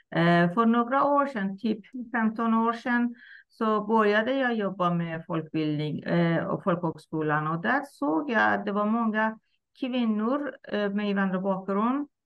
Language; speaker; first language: Swedish; non-native, fluent; Persian